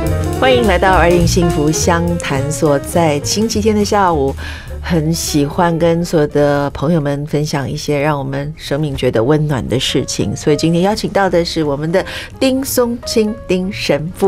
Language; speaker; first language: Chinese; native; Chinese